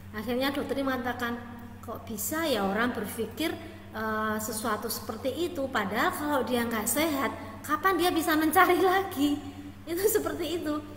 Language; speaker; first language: Indonesian; native; Indonesian